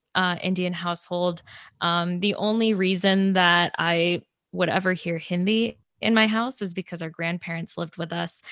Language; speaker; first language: English; native; English